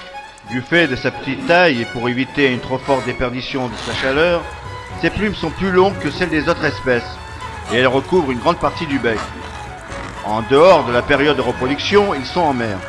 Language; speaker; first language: French; native; French